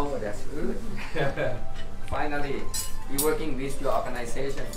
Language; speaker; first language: English; non-native, learner; Thai